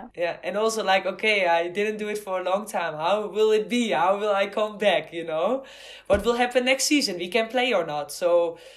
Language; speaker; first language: English; non-native, fluent; Dutch